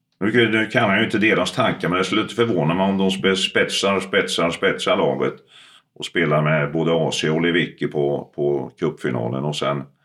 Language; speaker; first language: Swedish; early bilingual, other home language; Finnish